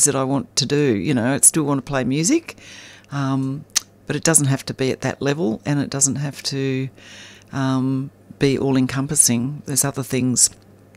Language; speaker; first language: English; native; English